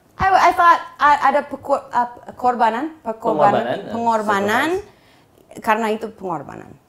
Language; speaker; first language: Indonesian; non-native, fluent; English